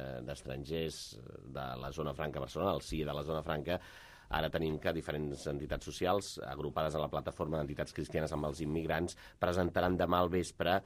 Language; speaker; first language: Catalan; native; Catalan